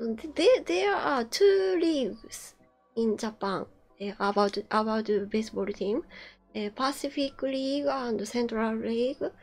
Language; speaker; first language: English; non-native, learner; Japanese